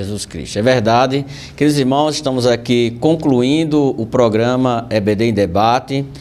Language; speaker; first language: Portuguese; native; Portuguese